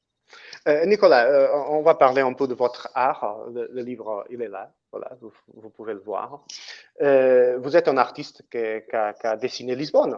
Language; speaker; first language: French; non-native, fluent; Portuguese